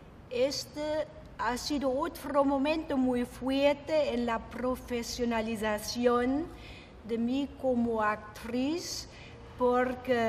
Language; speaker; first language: Spanish; non-native, fluent; German